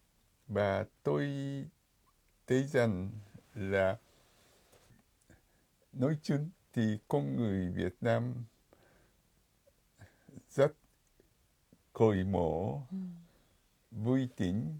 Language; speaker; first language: Vietnamese; non-native, fluent; Japanese